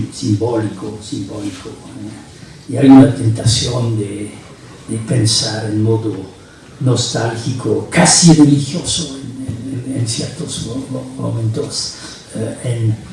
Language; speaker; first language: Spanish; non-native, fluent; French